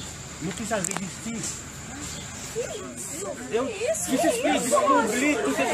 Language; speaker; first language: Portuguese; non-native, learner; Haitian Creole